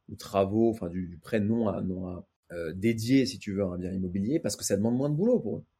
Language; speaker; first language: French; native; French